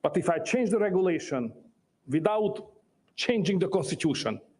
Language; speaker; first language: English; non-native, fluent; Hungarian